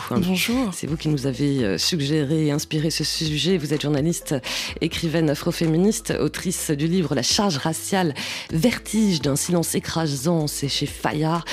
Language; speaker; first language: French; native; French